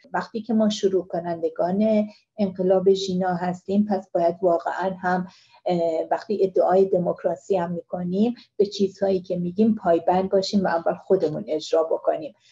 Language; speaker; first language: Persian; non-native, local second language; Central Kurdish